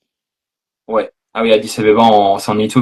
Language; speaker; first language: French; native; French